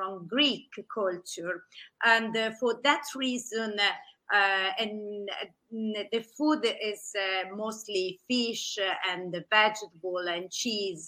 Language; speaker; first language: English; non-native, fluent; Italian